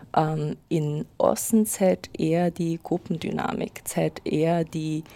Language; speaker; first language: German; non-native, fluent; Chinese